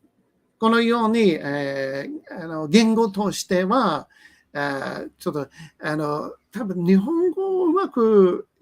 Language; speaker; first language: Japanese; non-native, learner; English